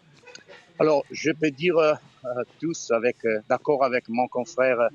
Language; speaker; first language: French; non-native, fluent; Italian